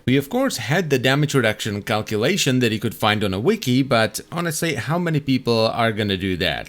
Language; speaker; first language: English; non-native, fluent; Czech